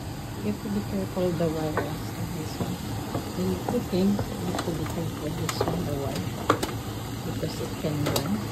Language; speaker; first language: English; non-native, learner; Filipino